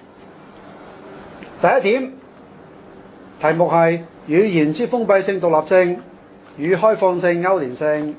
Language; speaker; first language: Chinese; non-native, local second language; Cantonese